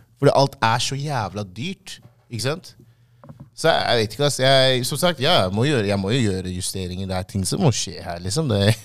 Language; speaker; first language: Norwegian; early bilingual, other home language; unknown